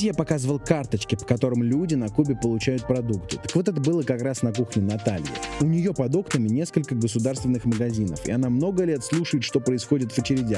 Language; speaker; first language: Russian; native; Russian